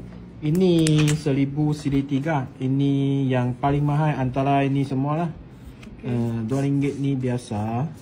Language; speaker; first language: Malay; non-native, local second language; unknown